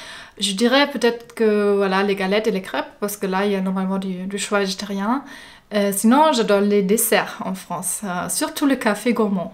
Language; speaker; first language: French; non-native, fluent; German